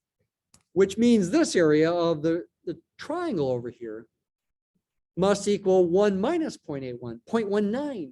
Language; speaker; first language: English; native; English